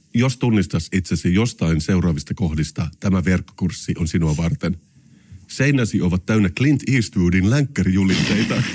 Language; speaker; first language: Finnish; non-native, local second language; Swedish